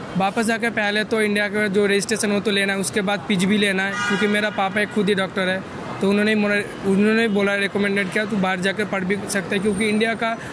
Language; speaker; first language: Hindi; non-native, local second language; Bangla